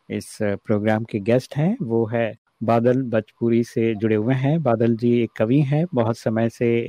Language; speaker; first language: Hindi; native; Hindi